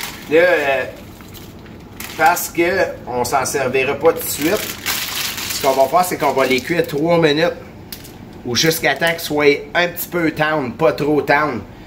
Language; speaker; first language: French; native; French